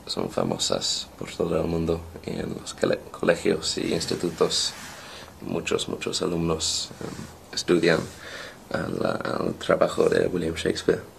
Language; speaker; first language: Spanish; non-native, fluent; English